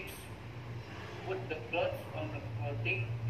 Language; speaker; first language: English; non-native, learner; Indonesian